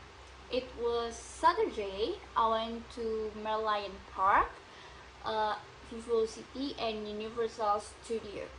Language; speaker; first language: English; non-native, learner; Indonesian